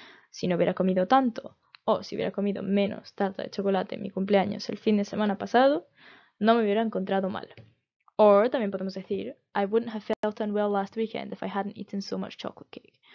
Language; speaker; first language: Spanish; native; Spanish